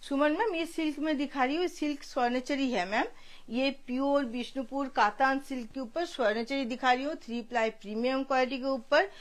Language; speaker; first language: Hindi; non-native, local second language; Bangla